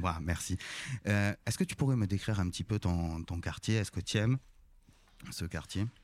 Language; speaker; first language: French; native; French